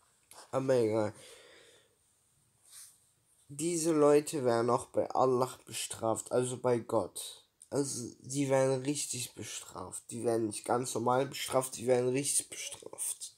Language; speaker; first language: German; early bilingual, other home language; Turkish